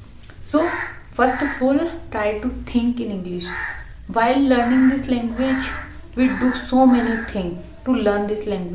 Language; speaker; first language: English; non-native, learner; Hindi